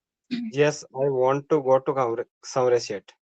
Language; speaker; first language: English; non-native, learner; Hindi